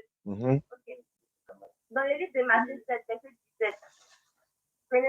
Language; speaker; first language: French; non-native, local second language; Fula